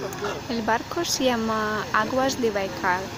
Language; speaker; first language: Spanish; non-native, learner; Russian